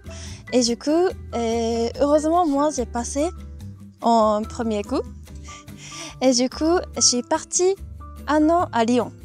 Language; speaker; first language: French; non-native, fluent; Japanese